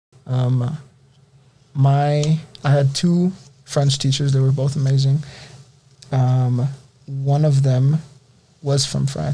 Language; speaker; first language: English; native; English